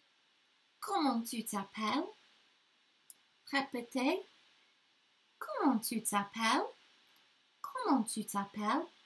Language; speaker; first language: French; non-native, learner; English